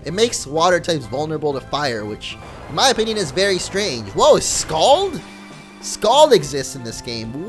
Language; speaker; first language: English; native; English